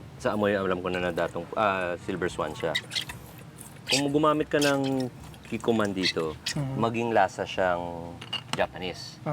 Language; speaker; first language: Filipino; non-native, local second language; Hiligaynon